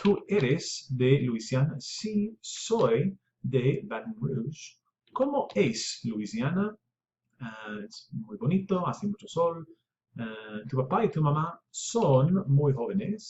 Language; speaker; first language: Spanish; non-native, fluent; English